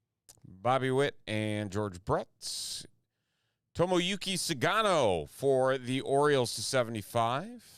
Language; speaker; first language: English; native; English